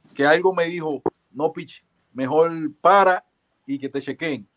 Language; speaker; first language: Spanish; native; Spanish